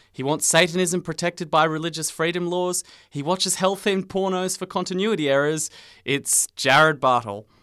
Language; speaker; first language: English; native; English